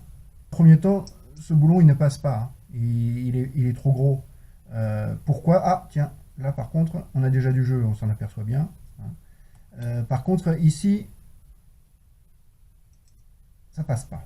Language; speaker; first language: French; native; French